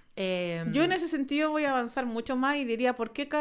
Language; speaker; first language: Spanish; native; Spanish